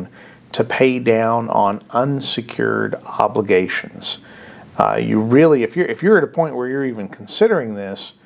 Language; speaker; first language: English; native; English